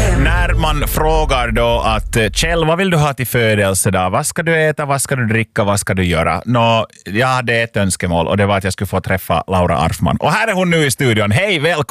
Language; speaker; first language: Swedish; native; Swedish